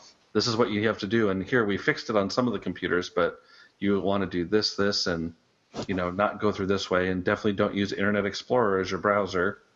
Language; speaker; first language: English; native; English